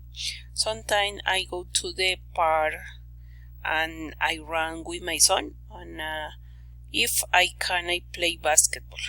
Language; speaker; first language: English; non-native, learner; Spanish